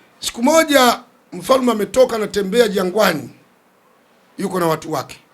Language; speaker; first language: Swahili; native; Swahili